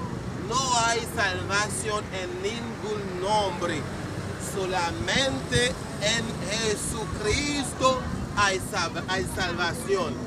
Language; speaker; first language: Spanish; non-native, learner; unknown